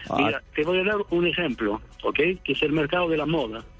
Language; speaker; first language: Spanish; non-native, fluent; Swedish